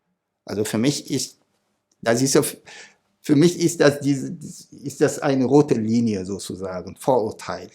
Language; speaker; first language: German; non-native, fluent; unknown